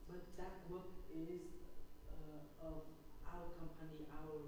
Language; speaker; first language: English; non-native, learner; Vietnamese